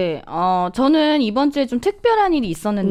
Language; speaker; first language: Korean; native; Korean